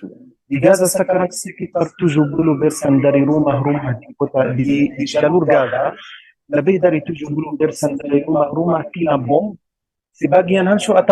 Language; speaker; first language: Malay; non-native, learner; Arabic